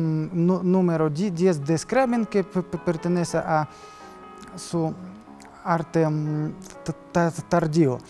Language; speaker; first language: Spanish; non-native, learner; Russian